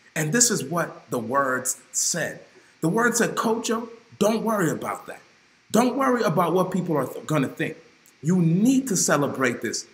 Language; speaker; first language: English; native; English